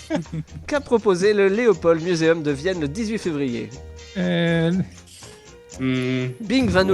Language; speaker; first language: French; native; French